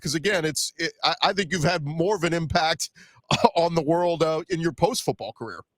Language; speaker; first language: English; native; English